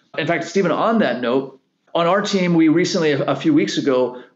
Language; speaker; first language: English; native; English